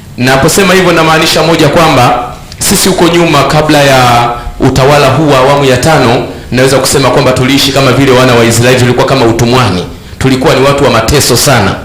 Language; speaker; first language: Swahili; native; Swahili